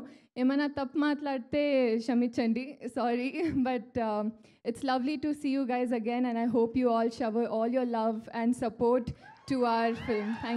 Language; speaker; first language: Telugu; non-native, learner; Kannada